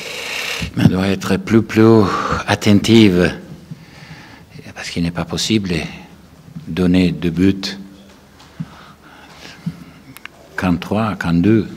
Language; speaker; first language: French; non-native, learner; Italian